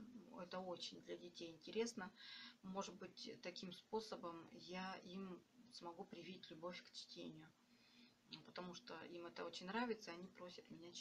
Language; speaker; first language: Russian; native; Russian